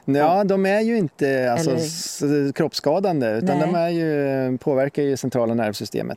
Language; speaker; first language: Swedish; native; Swedish